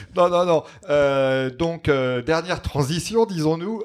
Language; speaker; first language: French; native; French